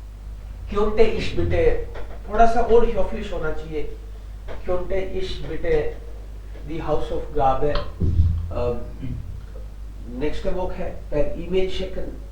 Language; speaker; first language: German; non-native, fluent; Hindi